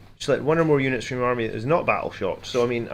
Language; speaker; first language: English; native; English